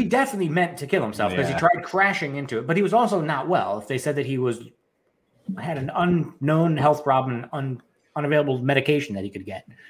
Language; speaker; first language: English; native; English